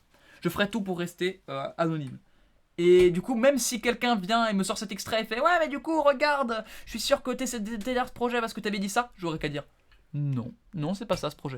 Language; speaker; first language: French; native; French